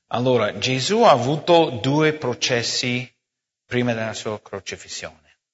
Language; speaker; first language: Italian; non-native, fluent; English